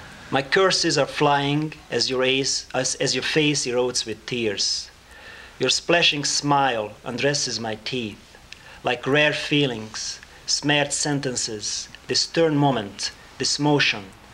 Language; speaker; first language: English; non-native, fluent; Hungarian